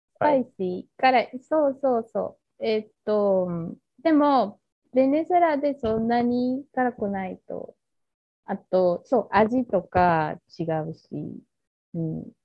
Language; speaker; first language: Japanese; non-native, fluent; Spanish